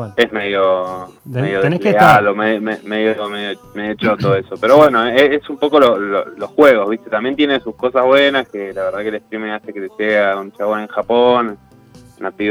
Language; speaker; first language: Spanish; native; Spanish